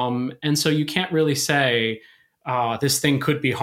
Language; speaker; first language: English; native; English